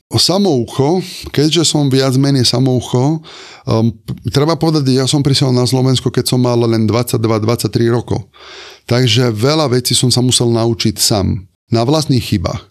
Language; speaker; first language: Slovak; non-native, fluent; Italian